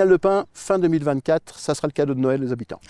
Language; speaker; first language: French; native; French